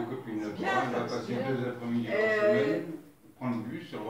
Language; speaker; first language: French; native; French